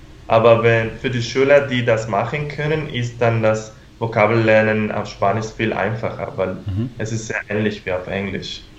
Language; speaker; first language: German; non-native, fluent; Spanish